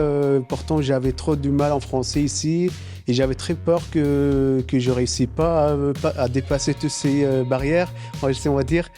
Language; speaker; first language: French; non-native, learner; Arabic